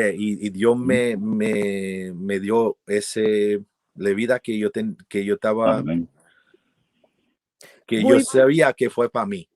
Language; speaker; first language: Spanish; early bilingual, heritage; English